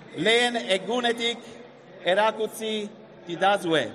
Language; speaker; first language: Basque; non-native, learner; English